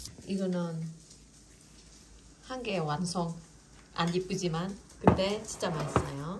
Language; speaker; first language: Korean; non-native, fluent; Vietnamese